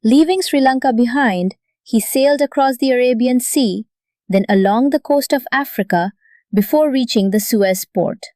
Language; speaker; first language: English; non-native, local second language; Bangla